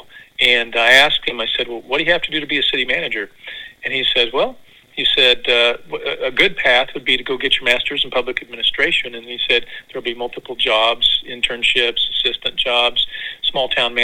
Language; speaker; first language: English; native; English